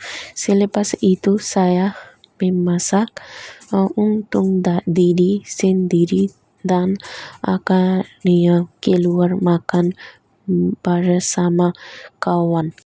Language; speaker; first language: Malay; non-native, learner; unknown